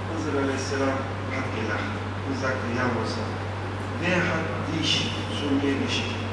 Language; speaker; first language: German; non-native, fluent; Turkish